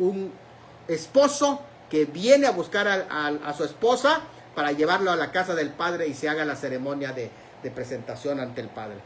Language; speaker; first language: Spanish; native; Spanish